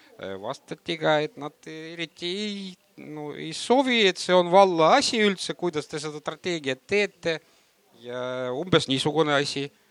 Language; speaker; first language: Estonian; non-native, local second language; Russian